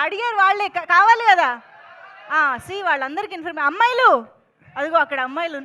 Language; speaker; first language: Telugu; native; Telugu